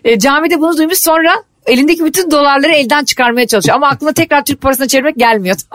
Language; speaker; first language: Turkish; native; Turkish